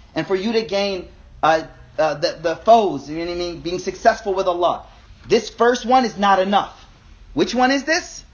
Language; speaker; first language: English; native; English